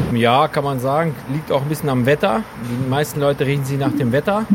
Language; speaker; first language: German; native; German